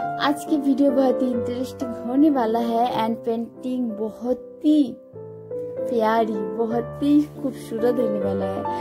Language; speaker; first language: Hindi; non-native, local second language; Bangla